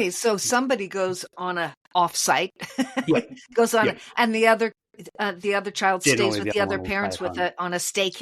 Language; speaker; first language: English; native; English